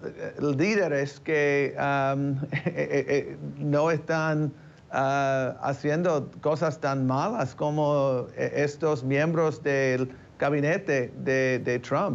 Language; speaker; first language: Spanish; early bilingual, heritage; English